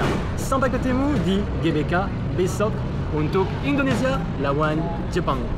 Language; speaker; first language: Indonesian; non-native, fluent; French